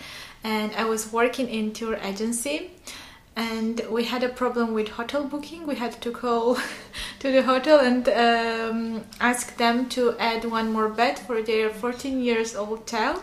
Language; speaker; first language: English; non-native, fluent; Armenian